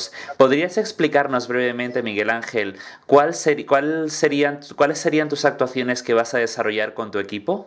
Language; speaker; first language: Spanish; native; Spanish